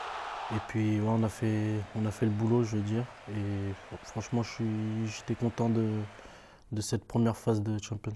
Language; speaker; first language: French; native; French